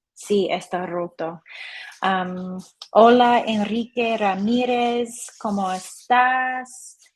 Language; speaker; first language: Spanish; non-native, learner; English